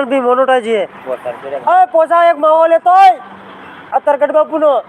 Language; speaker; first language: Hindi; non-native, local second language; Gujarati